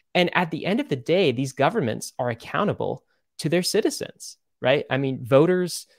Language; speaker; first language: English; native; English